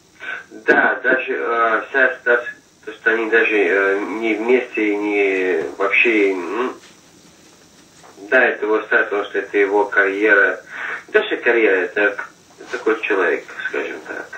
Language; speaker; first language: Russian; non-native, fluent; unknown